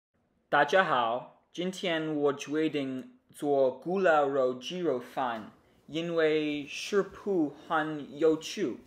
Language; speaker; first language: Chinese; non-native, learner; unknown